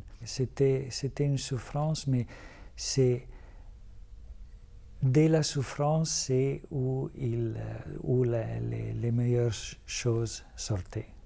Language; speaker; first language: French; non-native, fluent; Italian